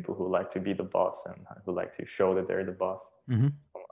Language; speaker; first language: English; non-native, fluent; Serbian